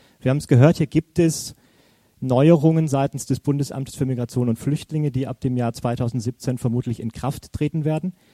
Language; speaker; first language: German; native; German